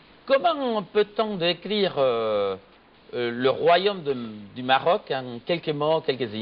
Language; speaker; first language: French; non-native, fluent; Spanish